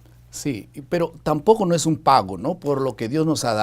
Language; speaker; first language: Spanish; native; Spanish